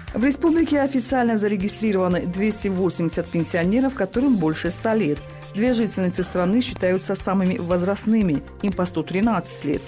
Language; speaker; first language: Russian; non-native, local second language; Tajik